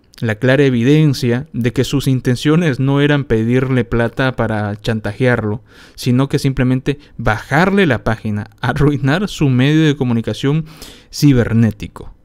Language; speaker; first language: Spanish; native; Spanish